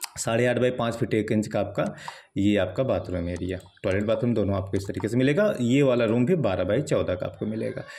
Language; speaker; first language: Hindi; native; Hindi